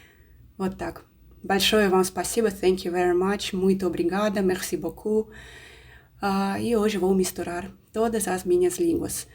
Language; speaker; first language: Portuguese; non-native, fluent; Russian